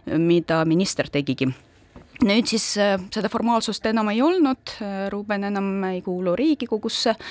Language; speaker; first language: Estonian; non-native, local second language; Russian